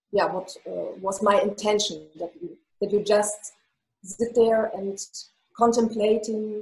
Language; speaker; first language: English; non-native, fluent; German